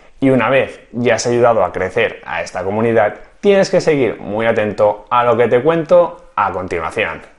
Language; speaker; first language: Spanish; native; Spanish